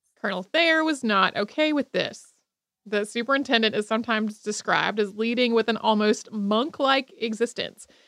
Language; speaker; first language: English; native; English